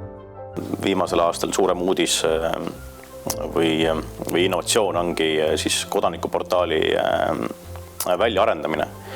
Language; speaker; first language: Estonian; native; Estonian